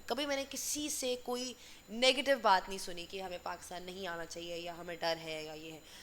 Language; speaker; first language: Urdu; native; Urdu